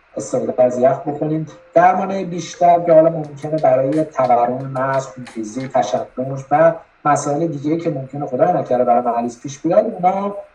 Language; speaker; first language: Persian; native; Persian